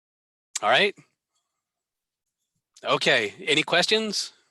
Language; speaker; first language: English; native; English